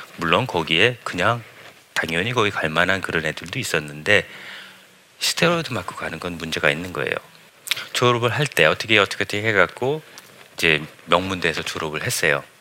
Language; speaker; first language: Korean; early bilingual, heritage; Korean